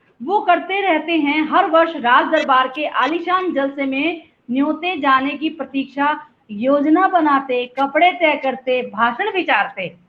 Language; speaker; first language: Hindi; native; Hindi